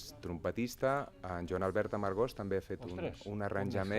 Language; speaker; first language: Catalan; native; Catalan